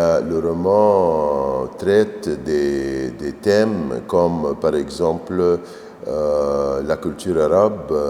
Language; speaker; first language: French; non-native, fluent; Arabic